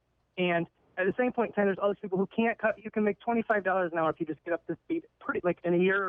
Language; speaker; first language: English; native; English